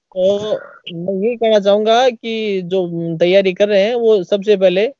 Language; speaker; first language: Hindi; native; Hindi